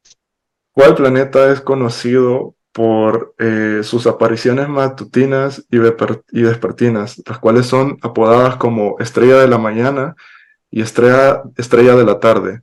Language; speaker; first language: Spanish; native; Spanish